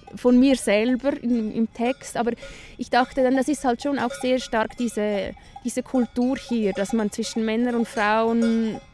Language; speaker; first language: German; native; German